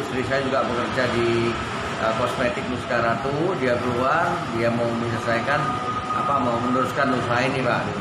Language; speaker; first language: Indonesian; non-native, local second language; Minangkabau